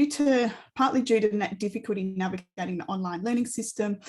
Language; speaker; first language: English; native; English